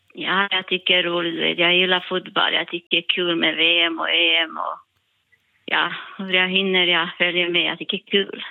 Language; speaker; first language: Swedish; non-native, learner; Bosnian